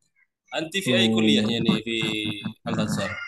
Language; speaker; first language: Arabic; non-native, learner; Indonesian